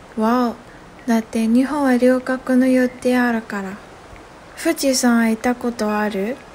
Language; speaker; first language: Japanese; non-native, learner; Chinese